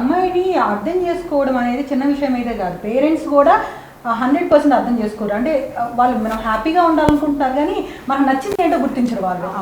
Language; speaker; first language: Telugu; native; Telugu